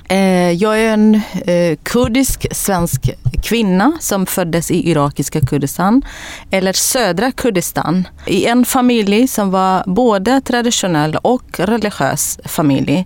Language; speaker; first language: Swedish; non-native, fluent; Kurdish